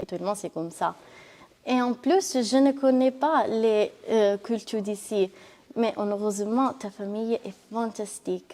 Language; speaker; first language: French; non-native, learner; Italian